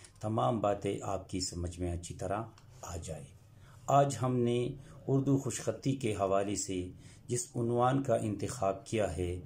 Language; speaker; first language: Urdu; non-native, local second language; Pashto